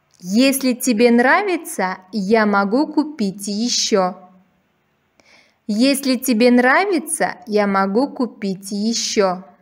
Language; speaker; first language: Russian; non-native, local second language; Uzbek